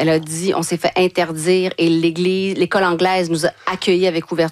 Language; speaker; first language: French; native; French